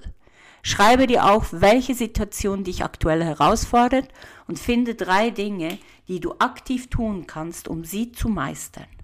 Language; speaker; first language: German; native; German